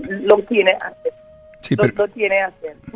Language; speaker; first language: Spanish; non-native, learner; English